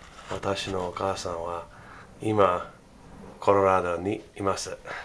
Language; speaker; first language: Japanese; non-native, learner; English